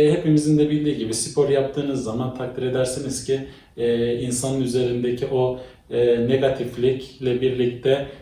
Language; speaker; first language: Turkish; native; Turkish